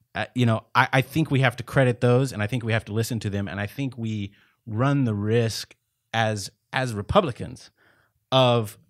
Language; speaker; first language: English; native; English